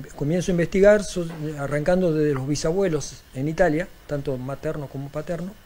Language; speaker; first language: Spanish; native; Spanish